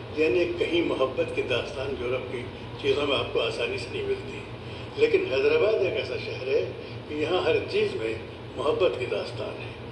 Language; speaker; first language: Urdu; native; Urdu